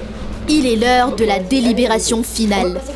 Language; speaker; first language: French; native; French